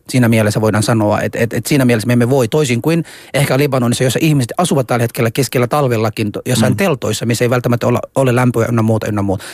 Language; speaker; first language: Finnish; early bilingual, other home language; Somali